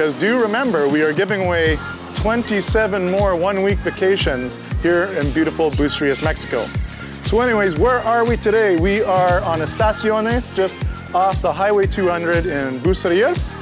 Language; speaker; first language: English; native; English